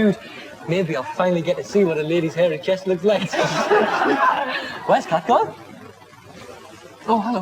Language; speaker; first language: English; native; English